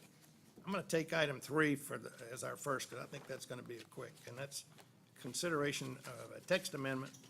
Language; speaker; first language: English; native; English